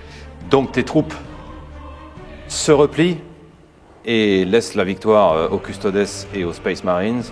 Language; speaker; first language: French; native; French